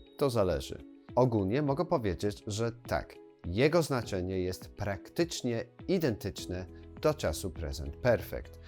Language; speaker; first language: Polish; non-native, fluent; English